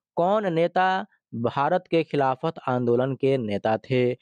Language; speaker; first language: Hindi; native; Hindi